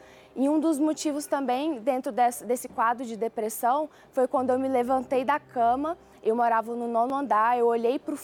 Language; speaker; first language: Portuguese; early bilingual, other home language; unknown